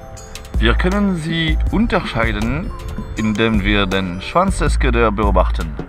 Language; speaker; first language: German; non-native, learner; French